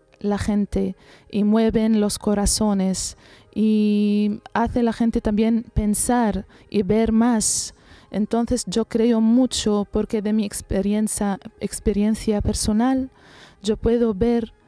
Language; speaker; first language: Spanish; non-native, learner; Arabic